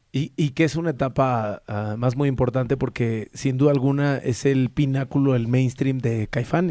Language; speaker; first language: Spanish; native; Spanish